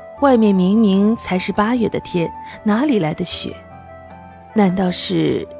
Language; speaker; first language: Chinese; native; Chinese